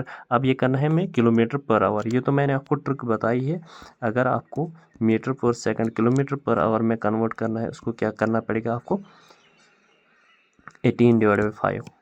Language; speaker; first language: Hindi; non-native, local second language; Kashmiri